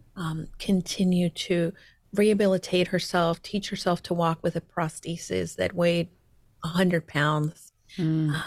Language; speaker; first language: English; early bilingual, heritage; Spanish